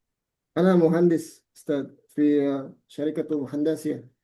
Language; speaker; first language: Arabic; non-native, learner; Indonesian